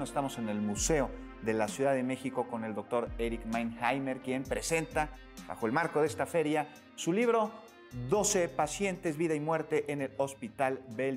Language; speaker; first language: Spanish; native; Spanish